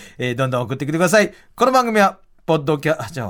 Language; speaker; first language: Japanese; native; Japanese